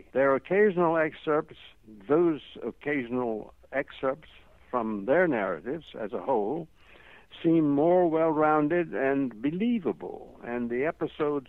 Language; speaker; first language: English; native; English